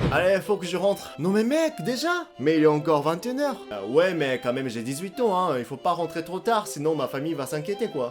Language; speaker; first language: French; non-native, fluent; Japanese